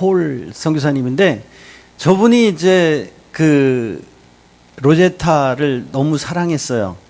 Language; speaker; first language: Korean; native; Korean